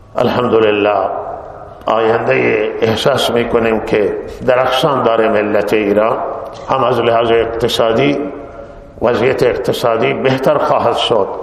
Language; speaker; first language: Persian; non-native, local second language; Baluchi